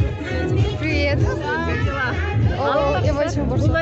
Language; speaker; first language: Russian; non-native, local second language; Kyrgyz